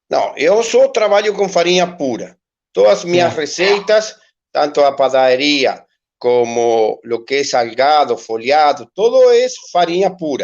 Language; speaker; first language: Portuguese; non-native, learner; Spanish